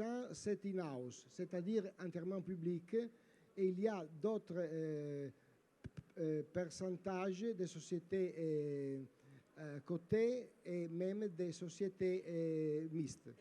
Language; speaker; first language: French; non-native, learner; Italian